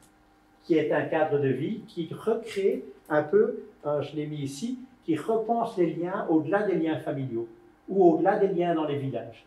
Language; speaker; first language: French; native; French